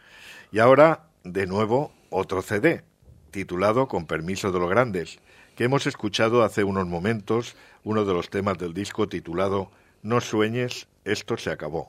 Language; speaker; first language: Spanish; native; Spanish